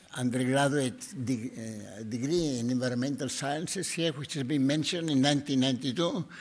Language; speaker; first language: English; non-native, fluent; Catalan